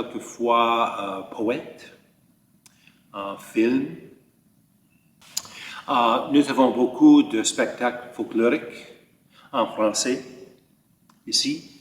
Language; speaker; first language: French; early bilingual, heritage; French